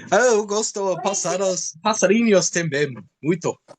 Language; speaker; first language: Portuguese; non-native, learner; English